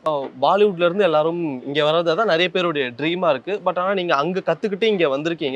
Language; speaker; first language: Tamil; native; Tamil